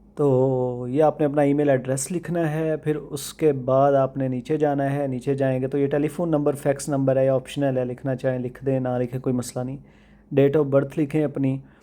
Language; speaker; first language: Urdu; non-native, local second language; Punjabi